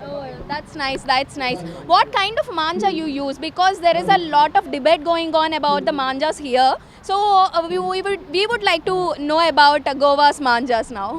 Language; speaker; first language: English; non-native, local second language; Telugu